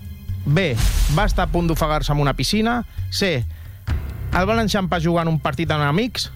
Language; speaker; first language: Catalan; native; Catalan